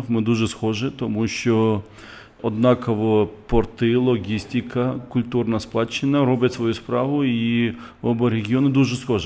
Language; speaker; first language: Ukrainian; non-native, local second language; Russian